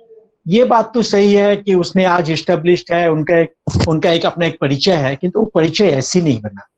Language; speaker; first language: Hindi; native; Hindi